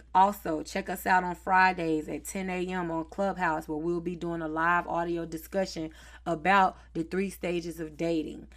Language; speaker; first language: English; native; English